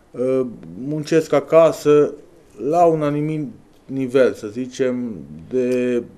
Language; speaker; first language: Romanian; native; Romanian